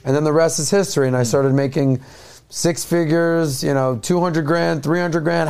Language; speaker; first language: English; native; English